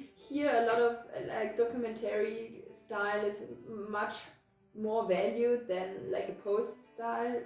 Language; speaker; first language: English; non-native, fluent; German